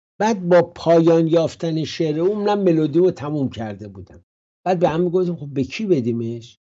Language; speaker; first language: Persian; native; Persian